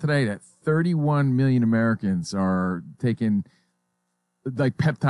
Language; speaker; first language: English; native; English